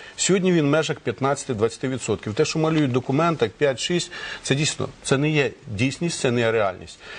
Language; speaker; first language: Ukrainian; native; Ukrainian